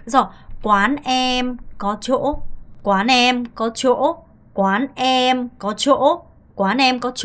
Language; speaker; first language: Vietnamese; non-native, fluent; Korean